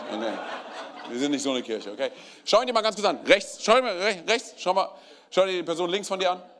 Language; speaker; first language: German; early bilingual, other home language; Romanian